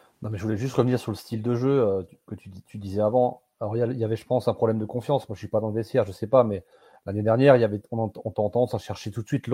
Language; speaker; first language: French; native; French